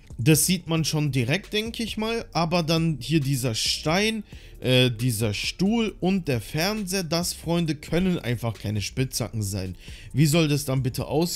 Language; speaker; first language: German; native; German